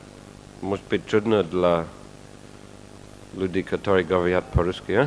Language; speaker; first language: Russian; non-native, fluent; English